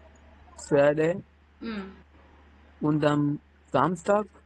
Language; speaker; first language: German; non-native, learner; Tamil